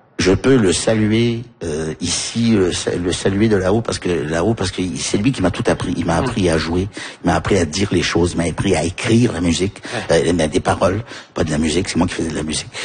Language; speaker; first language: French; early bilingual, heritage; French